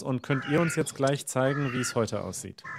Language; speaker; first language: German; native; German